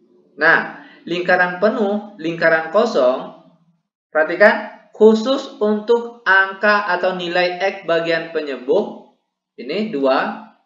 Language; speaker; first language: Indonesian; native; Indonesian